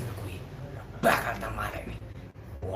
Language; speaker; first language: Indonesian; non-native, local second language; Javanese